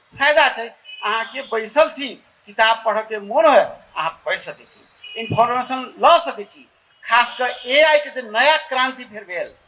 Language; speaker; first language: Maithili; native; Maithili